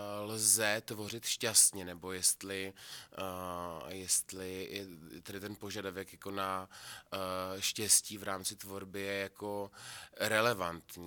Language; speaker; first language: Czech; native; Czech